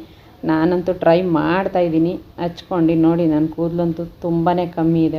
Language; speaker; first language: Kannada; native; Kannada